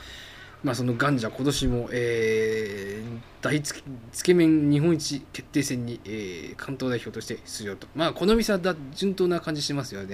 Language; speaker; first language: Japanese; native; Japanese